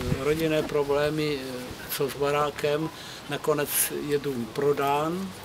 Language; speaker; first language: Czech; native; Czech